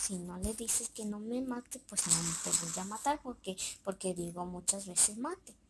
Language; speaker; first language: Spanish; native; Spanish